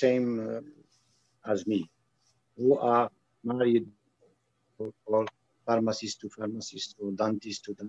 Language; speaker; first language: English; non-native, learner; French